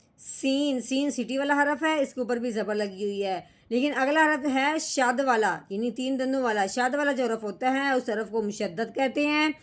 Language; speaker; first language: Urdu; native; Urdu